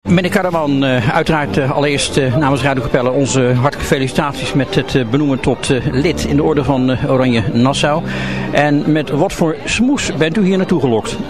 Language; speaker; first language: Dutch; native; Dutch